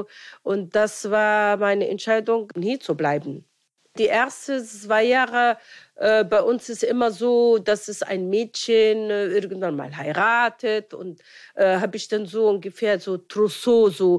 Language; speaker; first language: German; non-native, fluent; Arabic